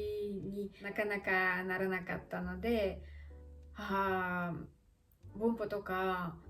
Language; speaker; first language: Japanese; non-native, learner; Russian